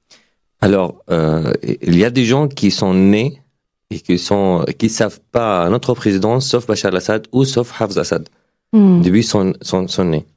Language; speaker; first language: French; non-native, fluent; Arabic